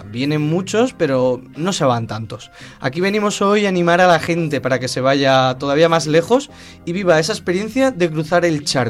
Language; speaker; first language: Spanish; native; Spanish